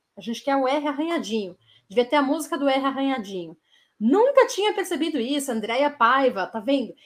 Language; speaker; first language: Portuguese; native; Portuguese